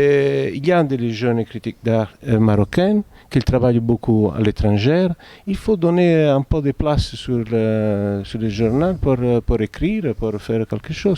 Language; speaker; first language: French; non-native, fluent; Italian